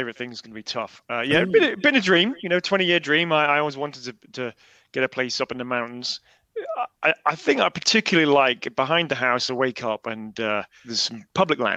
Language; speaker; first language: English; native; English